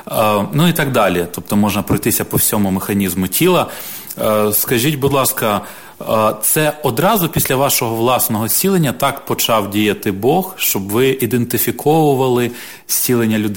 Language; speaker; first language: Ukrainian; native; Ukrainian